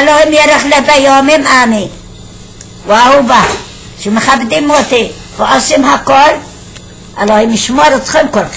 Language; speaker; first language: Hebrew; non-native, fluent; Arabic